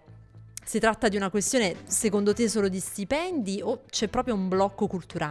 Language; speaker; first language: Italian; native; Italian